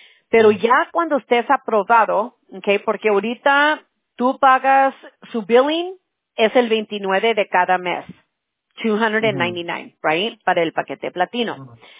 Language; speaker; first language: Spanish; early bilingual, heritage; Spanish